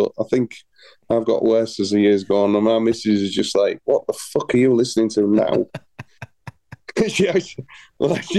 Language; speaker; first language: English; native; English